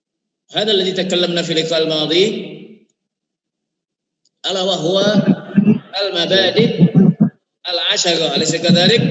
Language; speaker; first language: Arabic; non-native, fluent; Indonesian